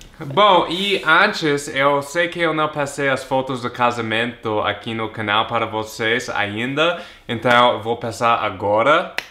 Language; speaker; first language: Portuguese; non-native, fluent; English